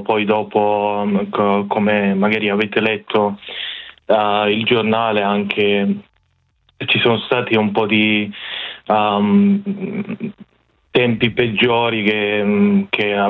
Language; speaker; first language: Italian; non-native, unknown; Persian